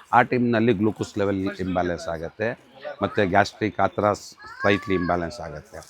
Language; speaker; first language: Kannada; non-native, local second language; Urdu